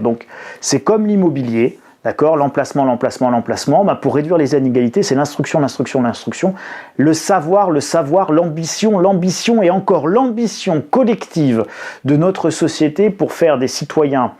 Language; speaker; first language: French; native; French